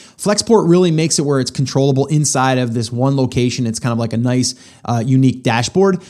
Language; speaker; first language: English; native; English